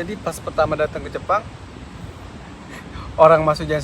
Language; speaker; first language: Indonesian; native; Indonesian